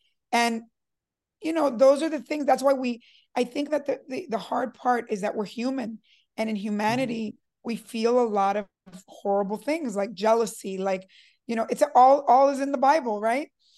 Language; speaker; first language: English; early bilingual, other home language; Spanish